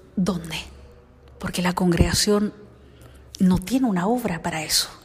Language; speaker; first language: Spanish; native; Spanish